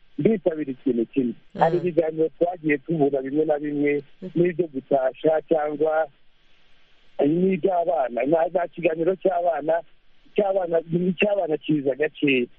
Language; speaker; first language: Kinyarwanda; native; Kinyarwanda